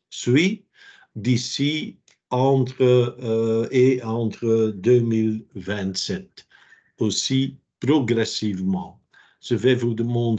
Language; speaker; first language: French; non-native, local second language; Dutch